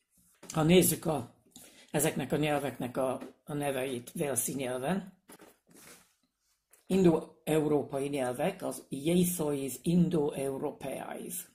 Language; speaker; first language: Hungarian; non-native, fluent; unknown